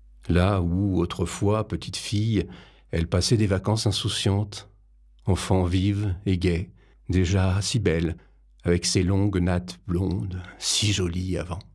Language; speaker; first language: French; native; French